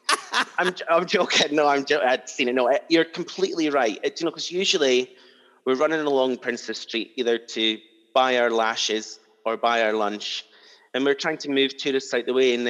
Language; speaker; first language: English; native; English